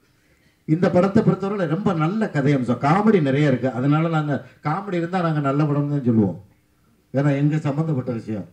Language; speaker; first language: Tamil; native; Tamil